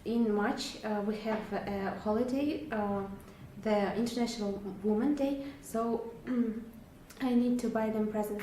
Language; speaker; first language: English; non-native, learner; Russian